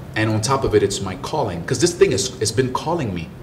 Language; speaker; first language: English; early bilingual, other home language; French